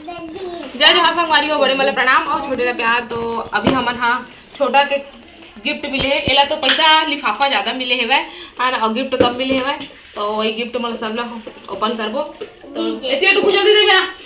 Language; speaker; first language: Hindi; non-native, local second language; Chhattisgarhi